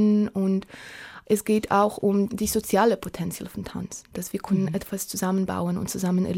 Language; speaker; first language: German; non-native, learner; Polish